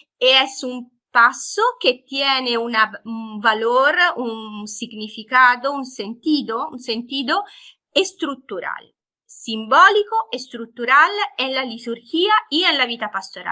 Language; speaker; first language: Spanish; non-native, fluent; Italian